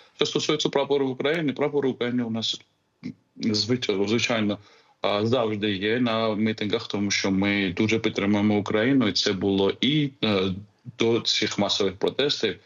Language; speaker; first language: Ukrainian; non-native, fluent; Georgian